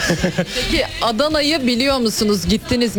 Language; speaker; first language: Turkish; native; Turkish